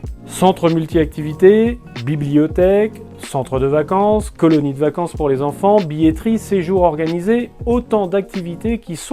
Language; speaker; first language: French; native; French